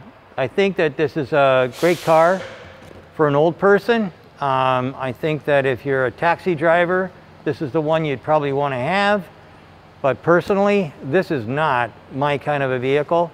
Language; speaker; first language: English; native; English